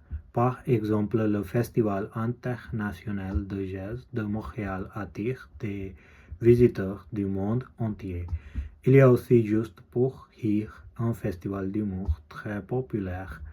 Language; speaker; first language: French; non-native, learner; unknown